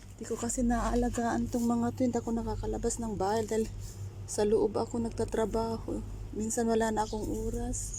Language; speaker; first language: Filipino; non-native, local second language; Iloko